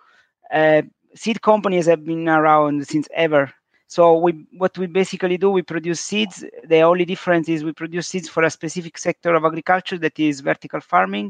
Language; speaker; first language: English; non-native, fluent; Italian